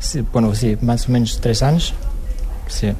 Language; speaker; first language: Catalan; non-native, local second language; Spanish